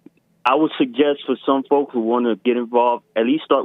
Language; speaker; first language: English; native; English